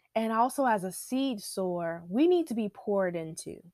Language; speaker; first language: English; native; English